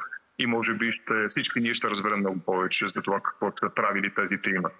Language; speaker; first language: Bulgarian; native; Bulgarian